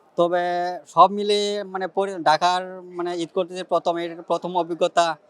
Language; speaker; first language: Bangla; native; Bangla